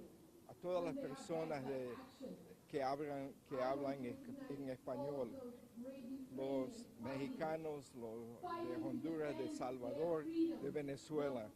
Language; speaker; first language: Spanish; non-native, local second language; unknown